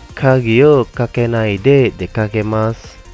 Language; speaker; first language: Japanese; non-native, fluent; Indonesian